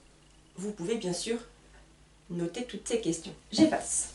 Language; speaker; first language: French; native; French